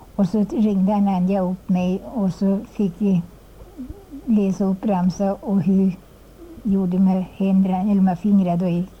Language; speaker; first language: Swedish; native; Swedish